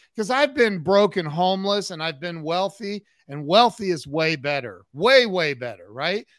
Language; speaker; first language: English; native; English